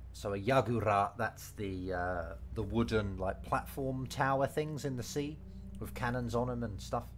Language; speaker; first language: English; native; English